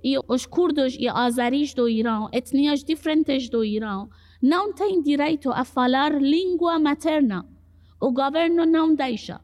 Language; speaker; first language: Portuguese; non-native, fluent; Persian